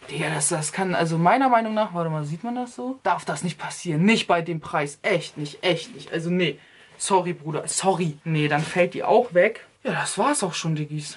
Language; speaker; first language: German; early bilingual, other home language; Turkish